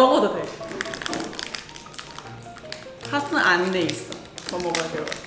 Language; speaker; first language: Korean; non-native, fluent; Thai